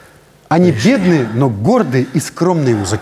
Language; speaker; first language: Russian; native; Russian